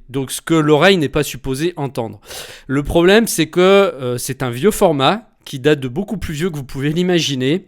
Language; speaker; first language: French; native; French